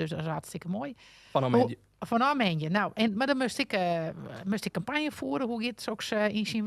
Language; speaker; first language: Dutch; non-native, local second language; Western Frisian